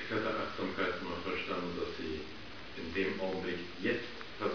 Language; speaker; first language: German; native; German